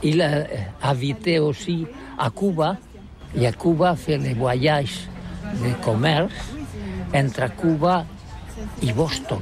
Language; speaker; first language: French; non-native, learner; Catalan